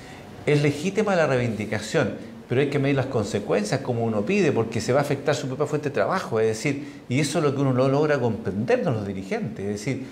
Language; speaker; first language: Spanish; native; Spanish